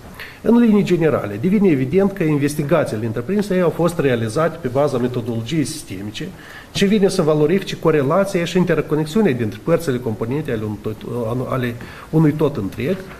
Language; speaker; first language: Romanian; native; Romanian